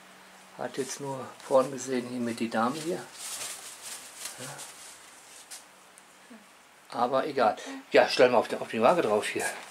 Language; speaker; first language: German; native; German